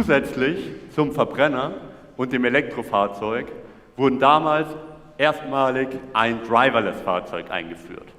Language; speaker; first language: German; native; German